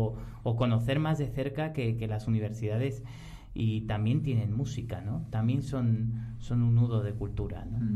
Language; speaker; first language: Spanish; native; Spanish